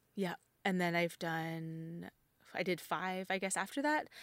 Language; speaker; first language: English; native; English